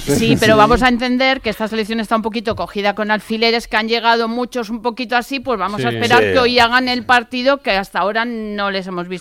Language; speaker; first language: Spanish; native; Spanish